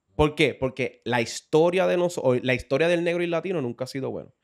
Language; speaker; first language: Spanish; native; Spanish